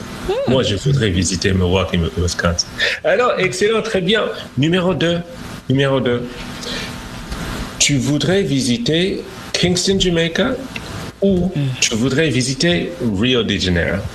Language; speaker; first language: French; non-native, fluent; English